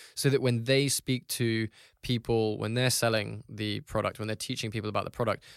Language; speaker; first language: English; native; English